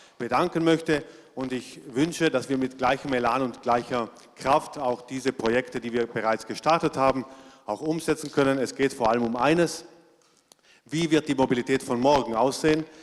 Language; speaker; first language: German; non-native, local second language; Ladin